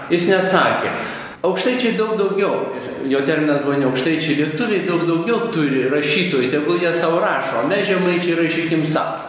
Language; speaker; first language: Lithuanian; native; Lithuanian